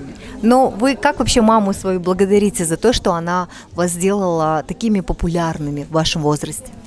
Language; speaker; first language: Russian; native; Russian